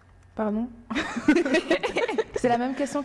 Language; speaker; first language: French; early bilingual, other home language; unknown